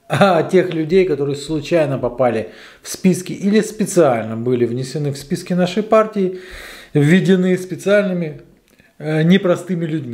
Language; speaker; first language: Russian; native; Russian